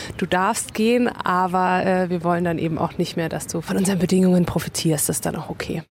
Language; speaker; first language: German; native; German